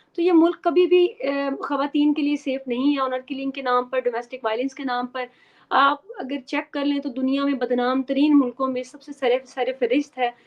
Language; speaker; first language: Urdu; native; Urdu